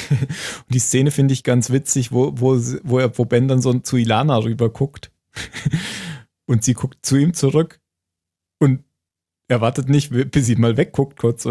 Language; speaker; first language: German; native; German